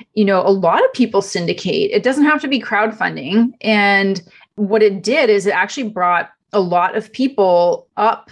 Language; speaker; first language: English; non-native, fluent; Italian